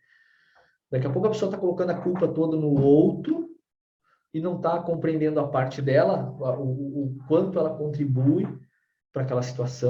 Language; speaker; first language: Portuguese; native; Portuguese